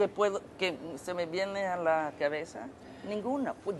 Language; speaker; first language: Spanish; non-native, fluent; English